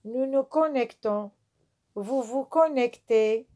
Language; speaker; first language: French; non-native, local second language; Arabic